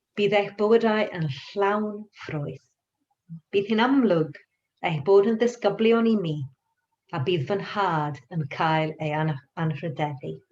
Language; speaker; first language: Welsh; non-native, local second language; English